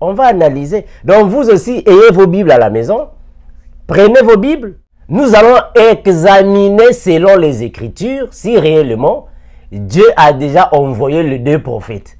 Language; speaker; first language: French; non-native, local second language; Lingala